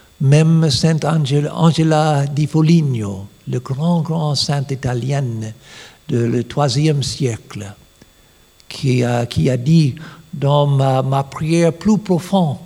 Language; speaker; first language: French; non-native, fluent; English